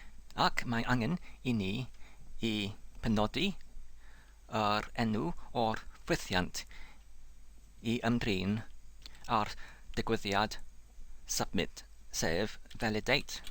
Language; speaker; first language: Welsh; non-native, fluent; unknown